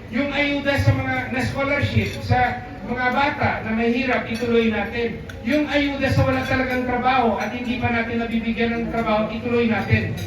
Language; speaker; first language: Filipino; non-native, local second language; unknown